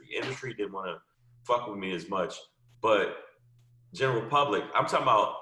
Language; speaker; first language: English; native; English